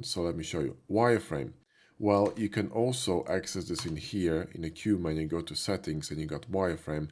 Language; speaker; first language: English; non-native, fluent; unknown